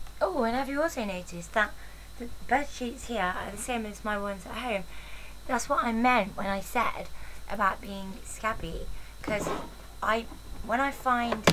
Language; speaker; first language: English; native; English